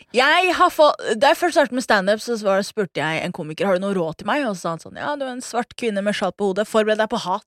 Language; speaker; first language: Norwegian; native; Norwegian